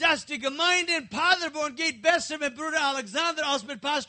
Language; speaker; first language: German; non-native, learner; English